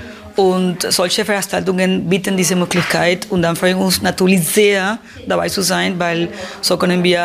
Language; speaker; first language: German; non-native, learner; Spanish